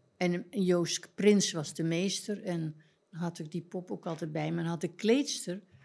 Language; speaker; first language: Dutch; native; Dutch